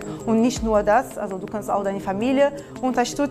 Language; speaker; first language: German; non-native, fluent; Portuguese